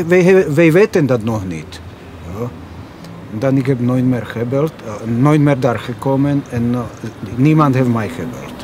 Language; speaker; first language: Dutch; non-native, learner; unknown